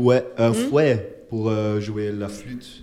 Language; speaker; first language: French; non-native, local second language; Dutch